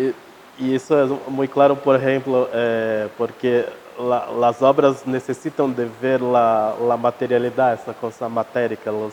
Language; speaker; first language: Spanish; non-native, learner; Portuguese